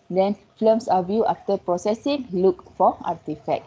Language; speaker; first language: English; non-native, local second language; Malay